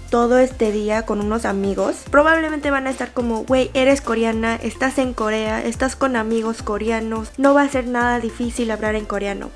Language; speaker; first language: Spanish; early bilingual, other home language; Korean